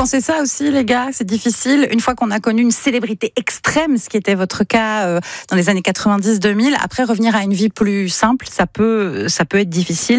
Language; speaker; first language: French; native; French